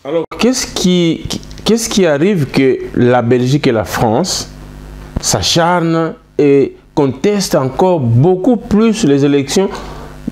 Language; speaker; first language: French; non-native, local second language; Lingala